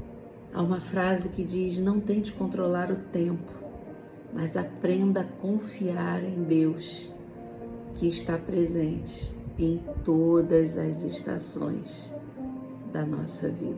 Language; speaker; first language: Portuguese; native; Portuguese